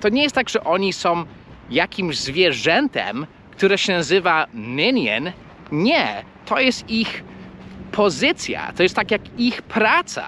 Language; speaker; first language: Polish; non-native, fluent; English